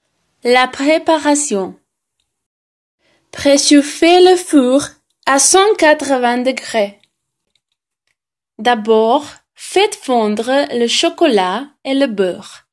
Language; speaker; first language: French; non-native, learner; Slovenian